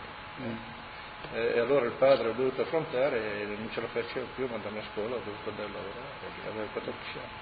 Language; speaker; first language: Italian; early bilingual, heritage; Italian